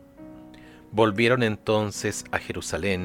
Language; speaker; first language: Spanish; native; Spanish